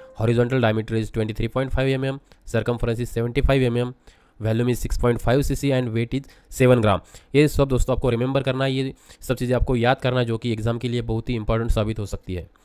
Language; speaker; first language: Hindi; non-native, local second language; Marathi